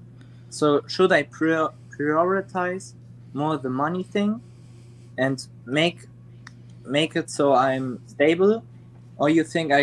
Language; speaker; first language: English; non-native, learner; German